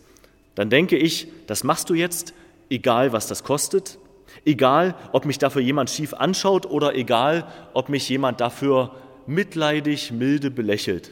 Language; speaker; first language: German; native; German